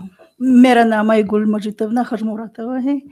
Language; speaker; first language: Hindi; non-native, fluent; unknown